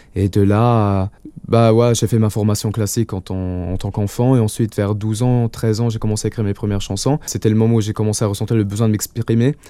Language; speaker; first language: French; non-native, local second language; Luxembourgish